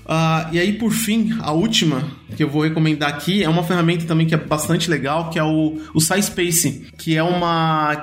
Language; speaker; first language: Portuguese; native; Portuguese